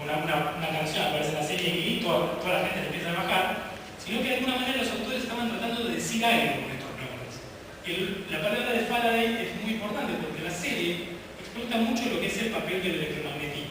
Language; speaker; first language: Spanish; native; Spanish